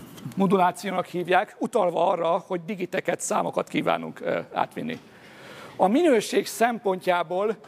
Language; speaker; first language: Hungarian; native; Hungarian